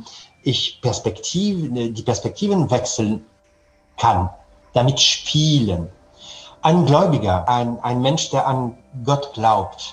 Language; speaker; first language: German; non-native, fluent; French